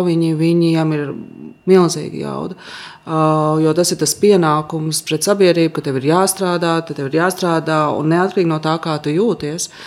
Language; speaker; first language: Latvian; native; Latvian